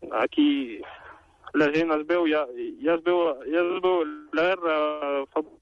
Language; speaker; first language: Catalan; non-native, fluent; Ukrainian